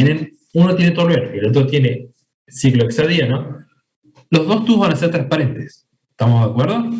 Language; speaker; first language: Spanish; native; Spanish